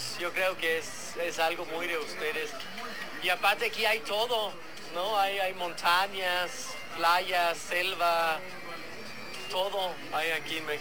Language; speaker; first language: Spanish; non-native, fluent; Danish